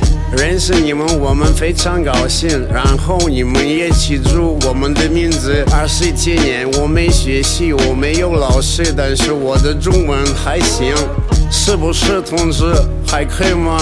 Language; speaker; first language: Chinese; non-native, learner; Russian